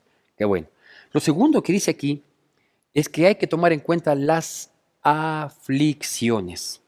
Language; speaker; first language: Spanish; native; Spanish